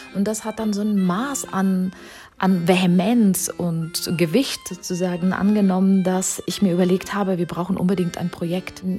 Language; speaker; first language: German; non-native, fluent; Czech